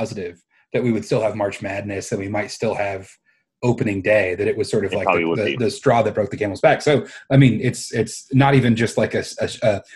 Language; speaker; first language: English; native; English